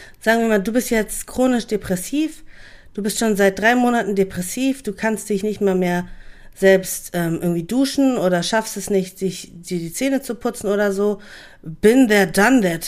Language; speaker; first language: German; native; German